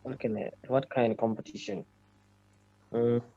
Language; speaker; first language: English; non-native, learner; Indonesian